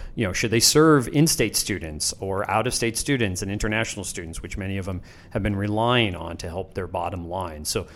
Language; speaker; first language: English; native; English